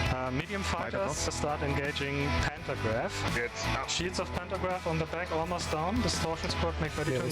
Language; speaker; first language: English; non-native, fluent; German